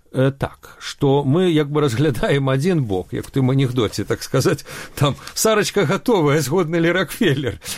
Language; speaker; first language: Belarusian; non-native, local second language; Russian